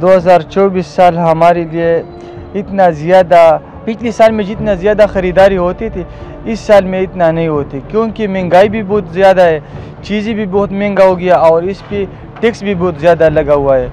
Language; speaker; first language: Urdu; non-native, local second language; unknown